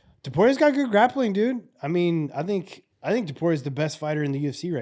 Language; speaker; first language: English; native; English